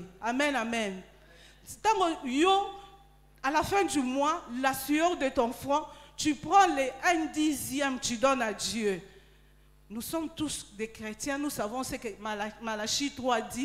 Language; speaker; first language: French; non-native, local second language; Lingala